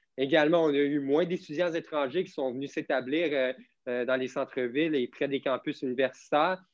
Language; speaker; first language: French; native; French